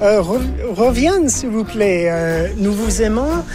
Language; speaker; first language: French; non-native, fluent; English